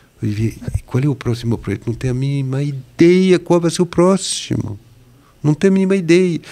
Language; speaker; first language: Portuguese; non-native, fluent; French